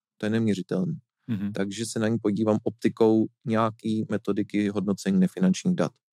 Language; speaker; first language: Czech; native; Czech